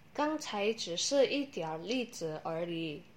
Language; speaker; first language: Chinese; non-native, learner; Indonesian